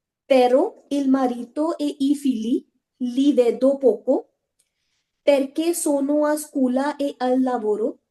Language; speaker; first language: Italian; non-native, learner; Hindi